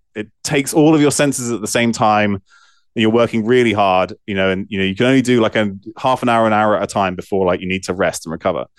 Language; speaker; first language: English; native; English